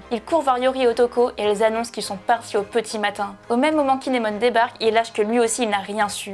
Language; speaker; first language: French; native; French